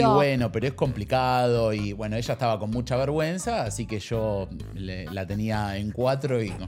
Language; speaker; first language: Spanish; native; Spanish